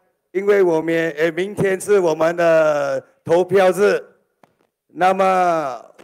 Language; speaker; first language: Chinese; non-native, local second language; Malay